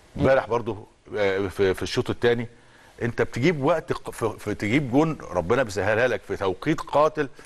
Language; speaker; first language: Egyptian Arabic; native; Egyptian Arabic